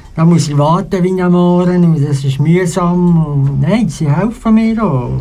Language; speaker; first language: German; native; German